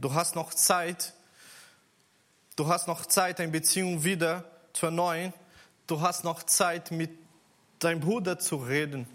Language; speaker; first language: German; non-native, learner; Portuguese